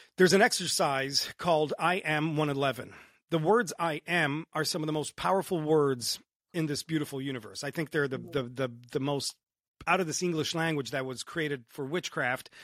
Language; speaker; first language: English; early bilingual, other home language; Romanian